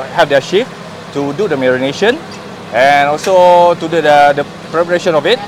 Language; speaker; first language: English; non-native, local second language; Malay